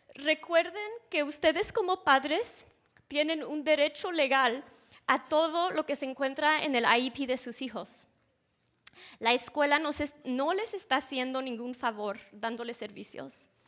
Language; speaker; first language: Spanish; early bilingual, heritage; Spanish